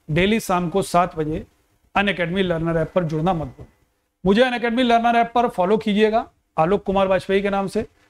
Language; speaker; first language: Hindi; native; Hindi